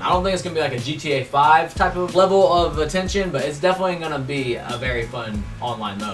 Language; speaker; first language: English; native; English